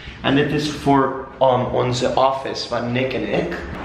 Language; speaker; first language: Dutch; non-native, learner; English